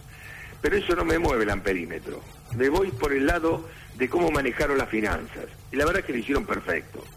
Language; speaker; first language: Spanish; native; Spanish